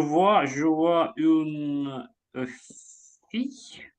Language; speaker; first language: French; non-native, learner; Russian